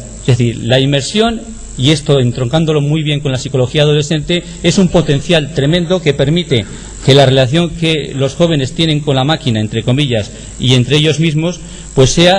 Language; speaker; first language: Spanish; native; Spanish